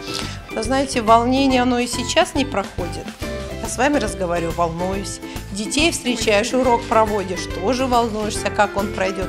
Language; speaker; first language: Russian; native; Russian